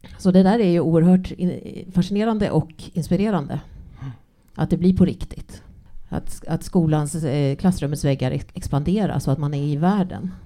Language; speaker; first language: Swedish; early bilingual, other home language; English